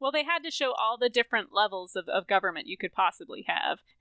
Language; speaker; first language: English; native; English